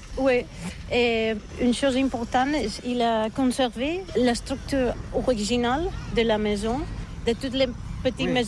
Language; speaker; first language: French; non-native, learner; Catalan